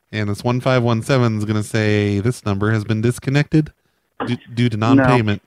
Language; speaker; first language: English; native; English